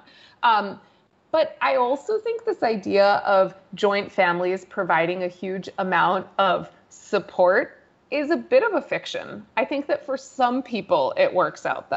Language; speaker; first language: English; native; English